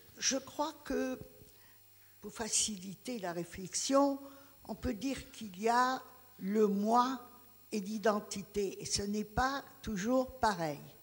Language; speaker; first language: French; non-native, local second language; Greek